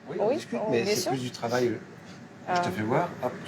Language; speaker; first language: French; native; French